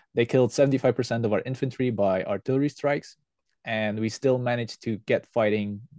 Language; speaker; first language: English; non-native, fluent; Dutch